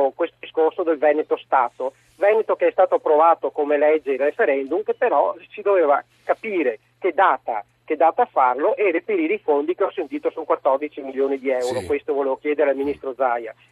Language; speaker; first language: Italian; native; Italian